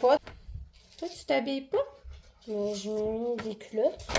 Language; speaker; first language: French; native; French